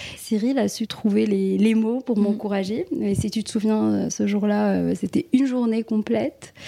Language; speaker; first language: French; non-native, local second language; Arabic